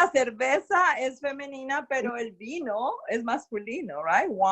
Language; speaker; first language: Spanish; non-native, fluent; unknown